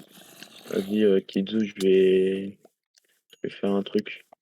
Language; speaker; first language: French; native; French